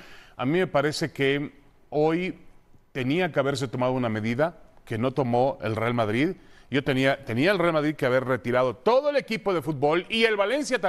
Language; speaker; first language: Spanish; native; Spanish